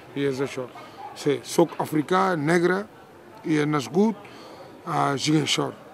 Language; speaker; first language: Catalan; non-native, fluent; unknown